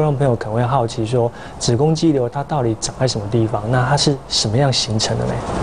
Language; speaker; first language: Chinese; native; Chinese